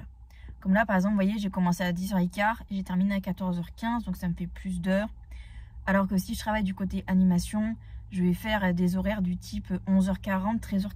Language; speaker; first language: French; native; French